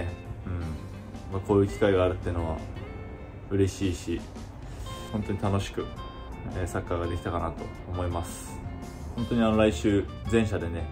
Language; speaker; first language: Japanese; native; Japanese